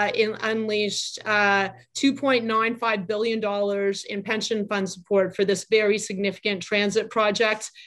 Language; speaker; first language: English; native; English